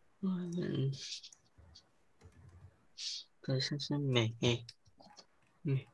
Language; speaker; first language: Chinese; early bilingual, heritage; English